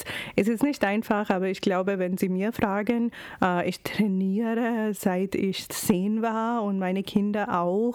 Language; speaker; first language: German; non-native, fluent; Urdu